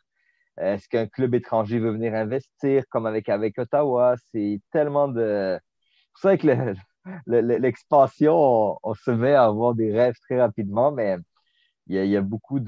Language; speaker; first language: French; native; French